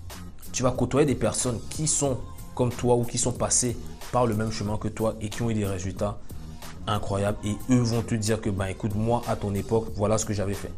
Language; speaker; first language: French; native; French